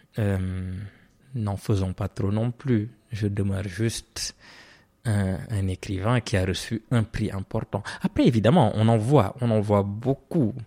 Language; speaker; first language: French; non-native, local second language; Serer